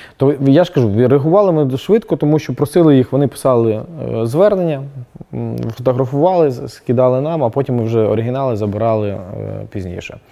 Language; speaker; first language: Ukrainian; native; Ukrainian